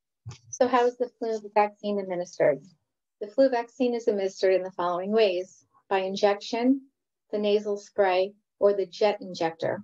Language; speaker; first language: English; native; English